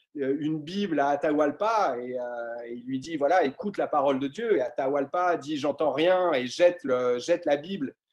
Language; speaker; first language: French; native; French